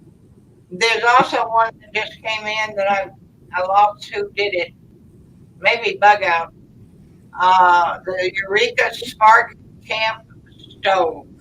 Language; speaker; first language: English; native; English